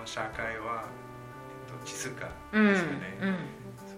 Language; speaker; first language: Japanese; non-native, learner; Spanish